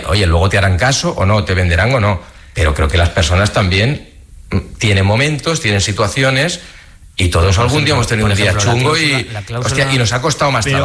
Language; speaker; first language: Spanish; native; Spanish